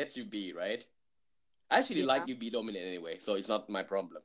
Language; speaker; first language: English; non-native, fluent; Thai